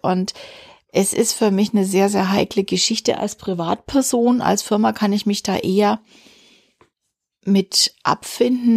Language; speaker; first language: German; native; German